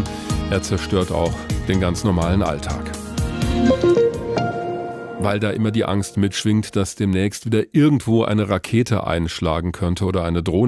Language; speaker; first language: German; native; German